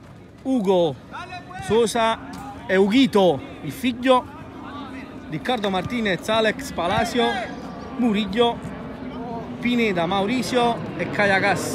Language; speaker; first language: Italian; native; Italian